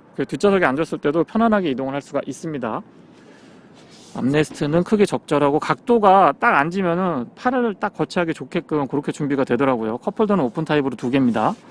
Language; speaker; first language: Korean; native; Korean